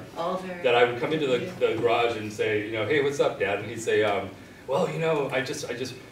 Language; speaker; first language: English; native; English